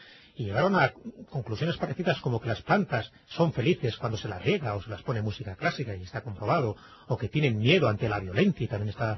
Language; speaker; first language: Spanish; native; Spanish